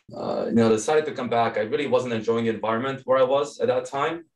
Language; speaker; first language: English; early bilingual, other home language; Serbian